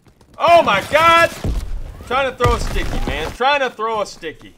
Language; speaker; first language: English; native; English